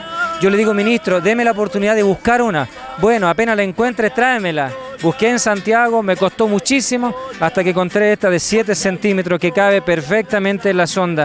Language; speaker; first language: Spanish; native; Spanish